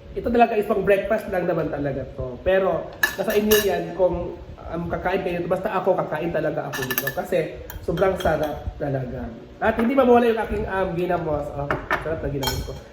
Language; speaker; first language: Filipino; non-native, local second language; Cebuano